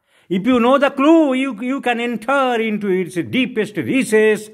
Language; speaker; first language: English; non-native, local second language; Bangla